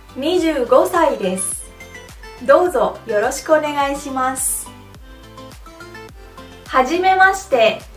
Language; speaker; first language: Japanese; non-native, fluent; Indonesian